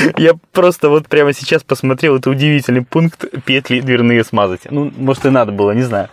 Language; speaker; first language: Russian; native; Russian